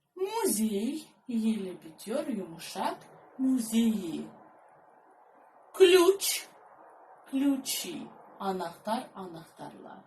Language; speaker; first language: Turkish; non-native, fluent; Russian